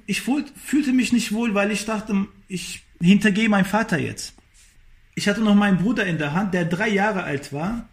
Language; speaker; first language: German; early bilingual, other home language; Turkish